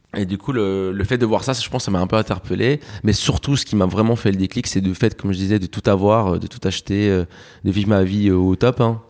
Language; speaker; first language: French; early bilingual, other home language; Spanish